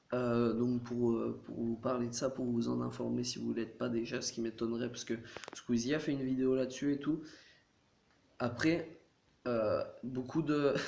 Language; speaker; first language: French; native; French